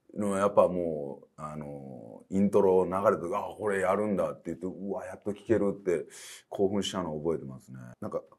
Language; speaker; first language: Japanese; native; Japanese